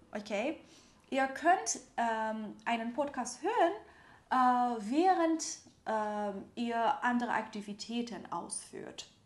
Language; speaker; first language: German; non-native, fluent; Persian